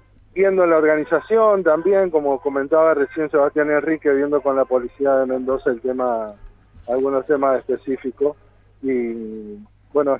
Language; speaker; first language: Spanish; native; Spanish